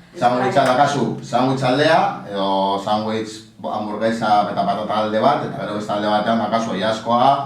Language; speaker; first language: Basque; non-native, local second language; Spanish